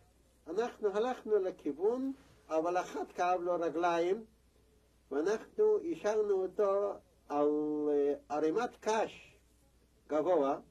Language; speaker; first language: Hebrew; non-native, fluent; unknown